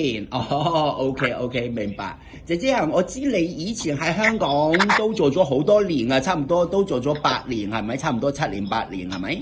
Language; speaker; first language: Cantonese; native; Cantonese